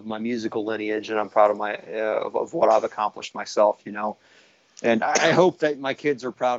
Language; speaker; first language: English; native; English